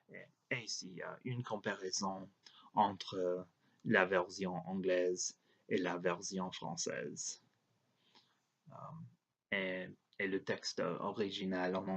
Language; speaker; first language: French; non-native, learner; English